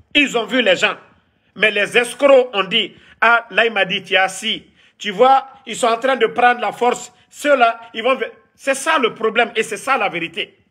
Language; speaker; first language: French; non-native, local second language; Mandingo